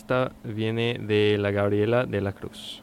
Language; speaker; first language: Spanish; non-native, fluent; English